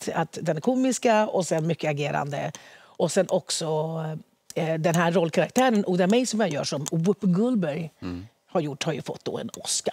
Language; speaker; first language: Swedish; early bilingual, other home language; Spanish